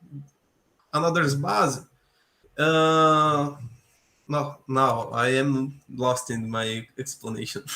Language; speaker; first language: English; non-native, learner; Portuguese